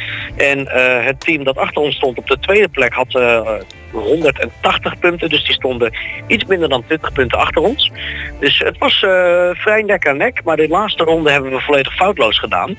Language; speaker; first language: Dutch; native; Dutch